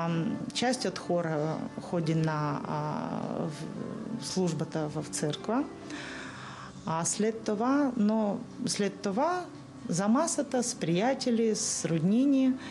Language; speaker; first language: Bulgarian; non-native, learner; Russian